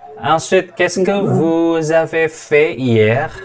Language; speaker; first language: French; non-native, fluent; Indonesian